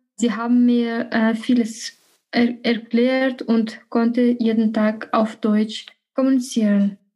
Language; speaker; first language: German; non-native, fluent; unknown